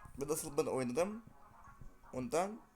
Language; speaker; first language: Turkish; non-native, learner; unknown